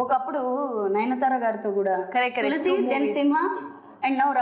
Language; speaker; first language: Telugu; native; Telugu